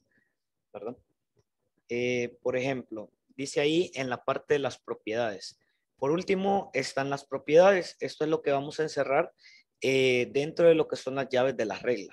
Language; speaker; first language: Spanish; native; Spanish